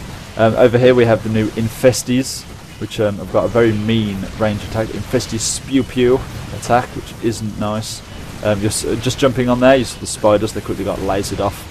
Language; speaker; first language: English; native; English